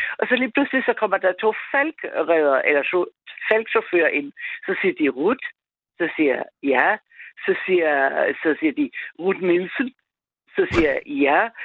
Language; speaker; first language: Danish; non-native, fluent; German